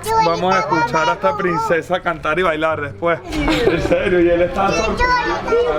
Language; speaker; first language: Spanish; native; Spanish